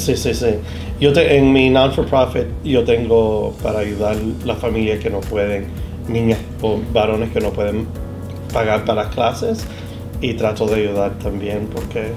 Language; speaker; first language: Spanish; early bilingual, heritage; Spanish